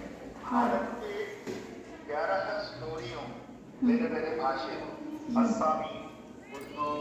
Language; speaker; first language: Hindi; non-native, local second language; Kannada